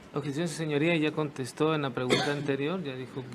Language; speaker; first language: Spanish; native; Spanish